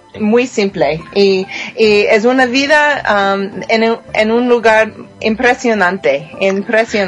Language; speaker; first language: Spanish; non-native, fluent; English